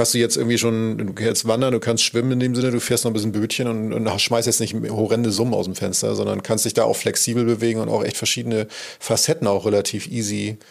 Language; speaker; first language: German; native; German